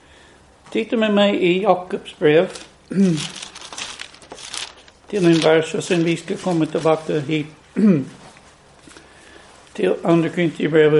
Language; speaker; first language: Swedish; non-native, fluent; English